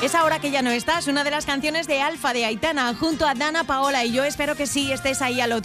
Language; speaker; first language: Spanish; native; Spanish